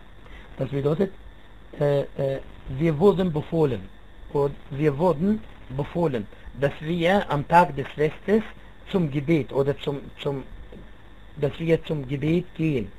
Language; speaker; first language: German; non-native, fluent; Arabic